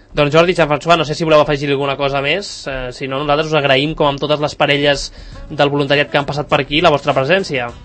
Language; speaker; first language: Catalan; native; Catalan